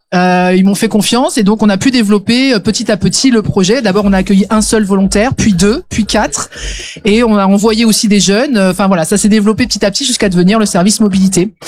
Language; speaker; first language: French; native; French